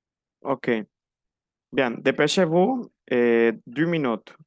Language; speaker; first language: French; non-native, fluent; Spanish